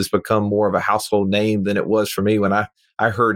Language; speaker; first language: English; native; English